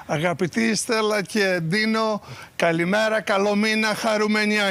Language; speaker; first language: Greek; native; Greek